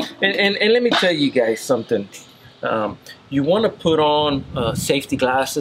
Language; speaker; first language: English; native; English